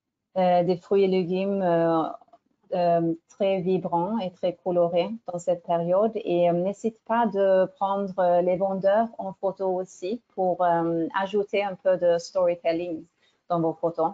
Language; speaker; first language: French; non-native, fluent; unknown